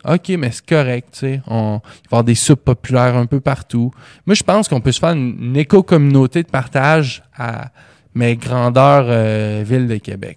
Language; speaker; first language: French; native; French